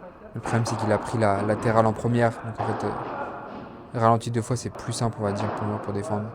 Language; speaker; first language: French; native; French